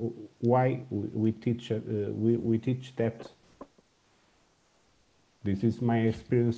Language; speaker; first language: English; non-native, learner; Portuguese